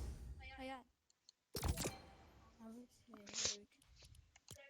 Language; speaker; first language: French; native; French